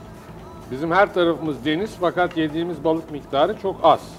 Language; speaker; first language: Turkish; native; Turkish